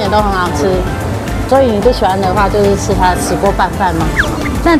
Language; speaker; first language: Chinese; native; Chinese